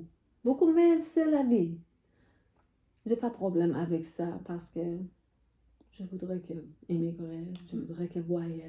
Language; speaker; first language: French; non-native, learner; Persian